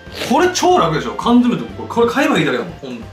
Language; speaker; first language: Japanese; native; Japanese